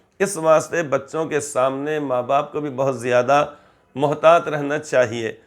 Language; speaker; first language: Urdu; native; Urdu